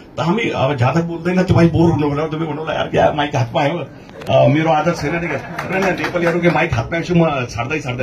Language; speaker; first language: Nepali; early bilingual, heritage; Nepali